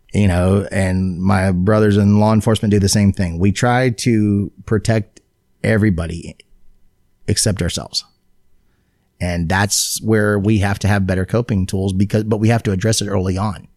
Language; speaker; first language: English; native; English